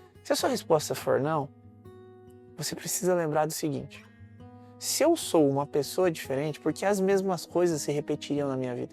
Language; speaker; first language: Portuguese; native; Portuguese